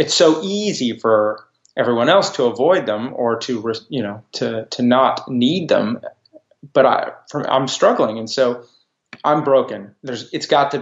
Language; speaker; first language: English; native; English